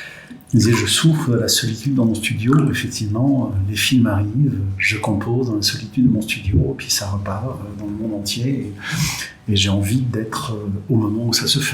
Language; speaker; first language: French; native; French